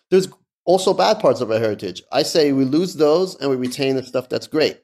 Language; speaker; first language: English; early bilingual, other home language; Persian